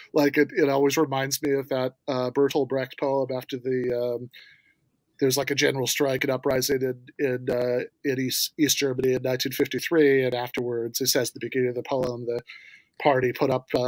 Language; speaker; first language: English; native; English